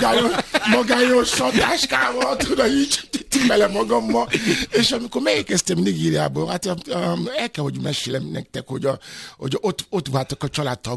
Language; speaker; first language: Hungarian; non-native, fluent; Yoruba